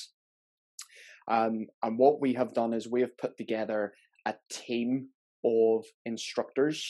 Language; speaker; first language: English; native; English